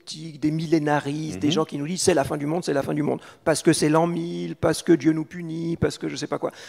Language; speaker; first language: French; native; French